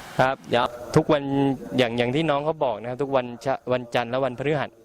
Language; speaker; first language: Thai; native; Thai